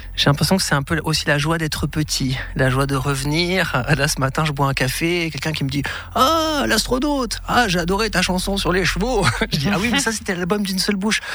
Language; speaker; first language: French; native; French